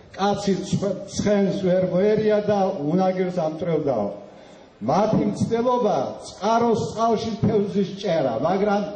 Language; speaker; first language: Georgian; native; Georgian